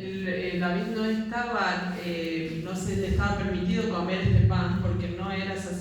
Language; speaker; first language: Spanish; native; Spanish